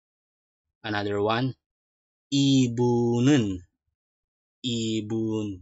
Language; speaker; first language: Korean; non-native, learner; Filipino